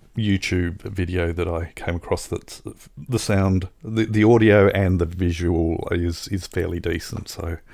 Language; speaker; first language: English; native; English